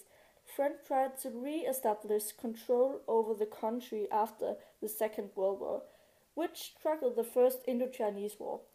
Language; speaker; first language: English; non-native, learner; Danish